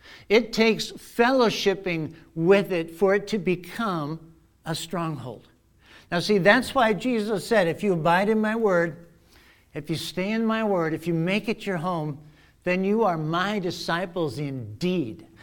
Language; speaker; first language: English; native; English